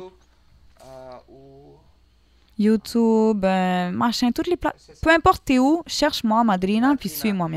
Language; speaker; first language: French; native; French